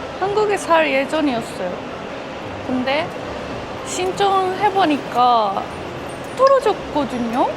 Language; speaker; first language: Korean; non-native, fluent; Japanese